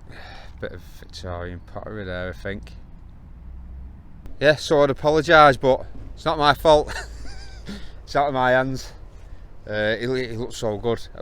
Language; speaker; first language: English; native; English